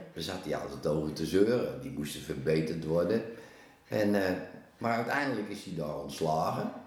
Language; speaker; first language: Dutch; native; Dutch